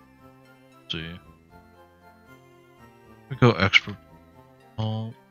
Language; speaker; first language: English; native; English